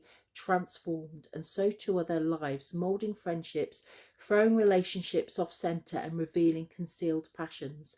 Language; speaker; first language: English; native; English